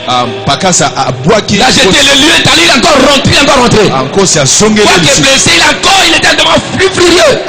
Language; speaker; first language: French; non-native, local second language; Lingala